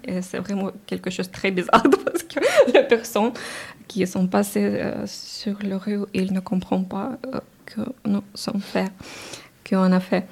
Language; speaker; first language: French; non-native, learner; Ukrainian